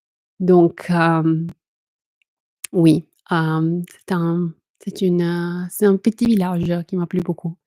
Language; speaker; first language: French; non-native, fluent; Italian